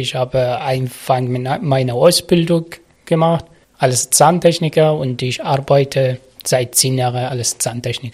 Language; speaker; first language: German; non-native, learner; Arabic